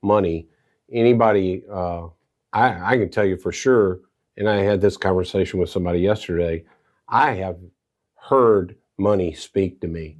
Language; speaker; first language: English; native; English